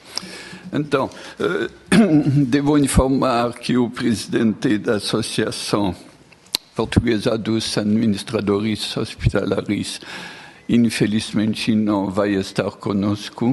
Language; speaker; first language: Portuguese; non-native, fluent; French